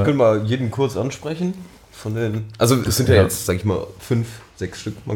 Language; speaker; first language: German; native; German